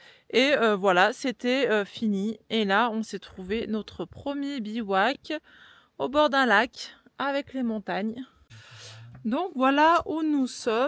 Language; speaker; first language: French; native; French